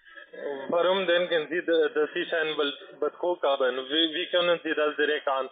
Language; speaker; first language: German; non-native, learner; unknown